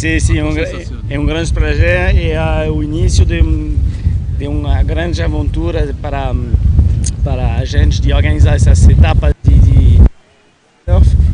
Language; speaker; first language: Portuguese; non-native, fluent; French